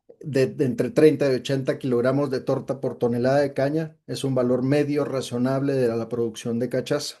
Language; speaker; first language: Spanish; native; Spanish